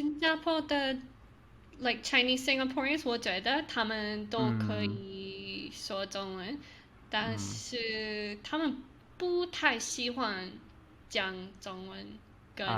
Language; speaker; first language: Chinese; non-native, learner; English